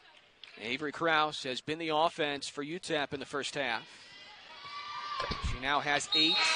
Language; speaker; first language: English; native; English